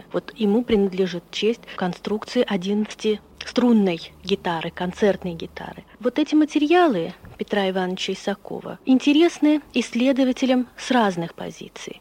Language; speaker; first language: Russian; native; Russian